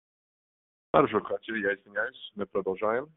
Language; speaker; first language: Russian; non-native, learner; English